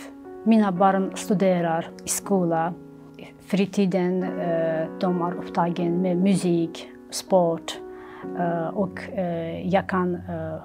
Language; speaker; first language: Swedish; non-native, learner; Ukrainian